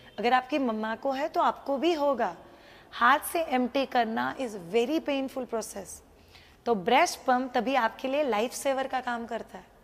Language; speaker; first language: Hindi; non-native, local second language; Marathi